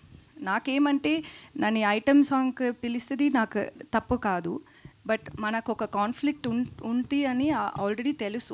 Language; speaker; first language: Telugu; non-native, learner; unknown